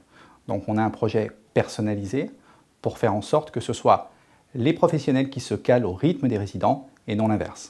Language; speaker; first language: French; native; French